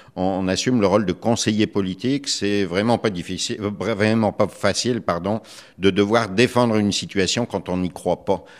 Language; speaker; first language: French; native; French